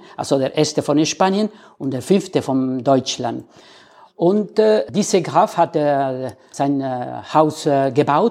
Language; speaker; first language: German; non-native, learner; Spanish